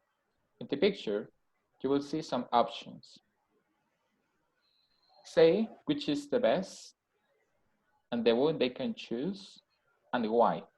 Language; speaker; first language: English; non-native, fluent; Spanish